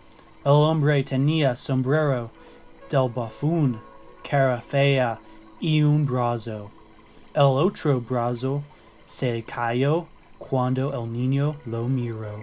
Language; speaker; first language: Spanish; non-native, learner; English